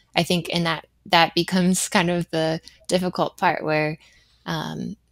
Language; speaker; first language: English; native; English